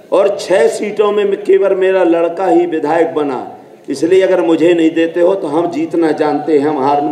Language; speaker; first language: Hindi; native; Hindi